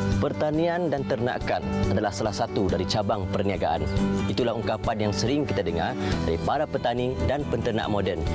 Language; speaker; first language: Malay; native; Malay